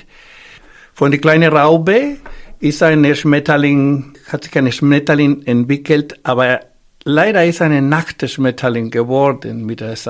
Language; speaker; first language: German; non-native, fluent; Spanish